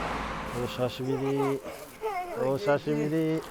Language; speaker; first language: Japanese; non-native, fluent; Kurdish